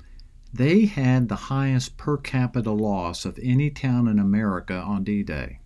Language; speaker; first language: English; native; English